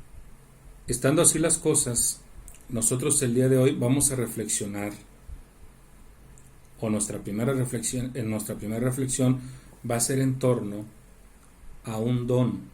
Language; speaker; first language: Spanish; native; Spanish